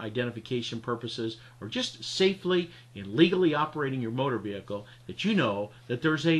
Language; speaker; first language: English; native; English